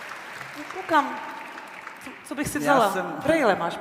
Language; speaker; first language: Czech; native; Czech